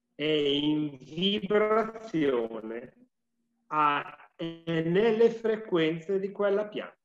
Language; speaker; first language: Italian; native; Italian